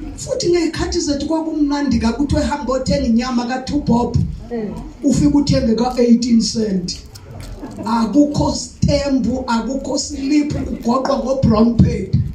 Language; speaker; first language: Zulu; native; Zulu